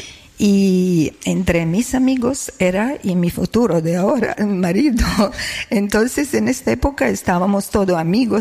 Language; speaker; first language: Spanish; non-native, learner; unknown